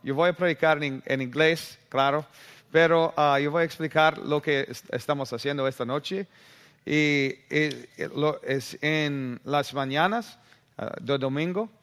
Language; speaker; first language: Spanish; non-native, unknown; English